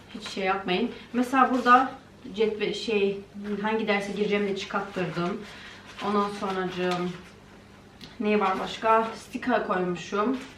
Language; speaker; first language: Turkish; early bilingual, heritage; Turkish